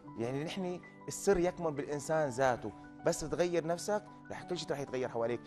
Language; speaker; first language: Arabic; native; Arabic